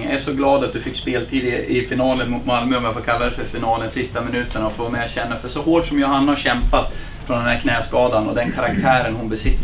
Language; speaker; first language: Swedish; native; Swedish